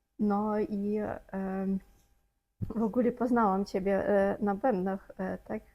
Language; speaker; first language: Polish; non-native, fluent; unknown